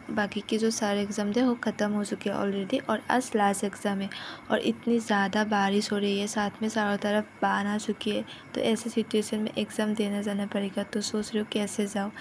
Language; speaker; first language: Hindi; non-native, local second language; Assamese